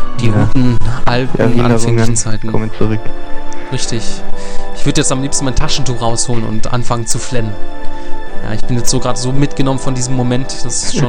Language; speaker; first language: German; native; German